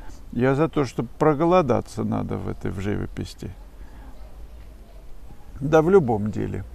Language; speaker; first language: Russian; native; Russian